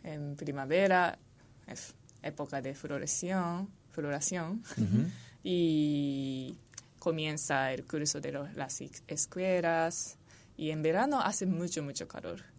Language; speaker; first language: Spanish; non-native, fluent; Japanese